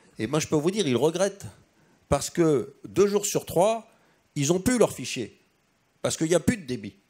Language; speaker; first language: French; native; French